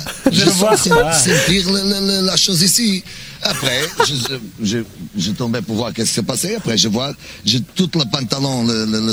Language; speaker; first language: French; non-native, learner; Portuguese